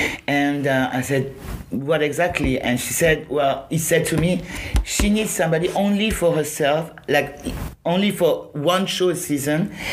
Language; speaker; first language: English; non-native, fluent; French